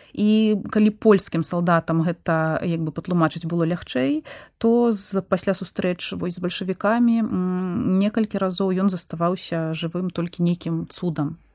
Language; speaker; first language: Belarusian; native; Belarusian